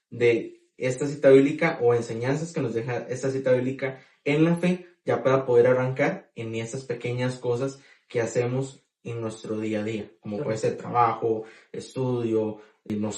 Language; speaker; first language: Spanish; native; Spanish